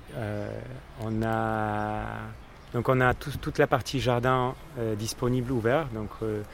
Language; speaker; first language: French; non-native, fluent; Polish